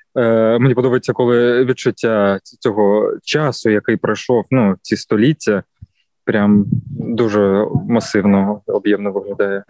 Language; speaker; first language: Ukrainian; non-native, local second language; Russian